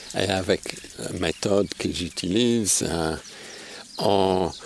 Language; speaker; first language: French; non-native, fluent; English